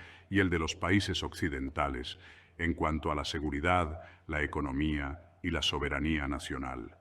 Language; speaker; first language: Spanish; native; Spanish